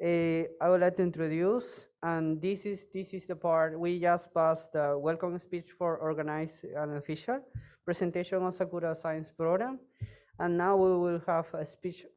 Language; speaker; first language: English; non-native, fluent; Spanish